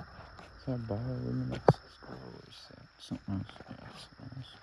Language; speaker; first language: English; native; English